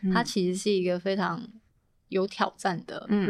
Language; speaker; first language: Chinese; native; Chinese